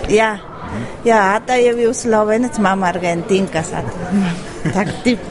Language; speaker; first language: Slovenian; early bilingual, heritage; Spanish